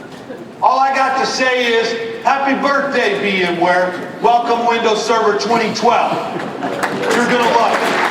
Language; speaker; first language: English; native; English